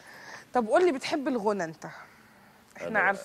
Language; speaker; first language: Arabic; native; Arabic